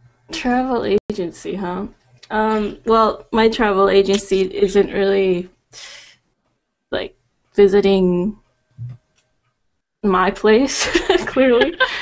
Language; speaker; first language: English; native; English